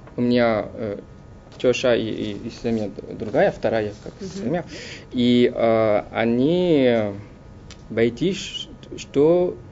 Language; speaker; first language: Russian; non-native, learner; French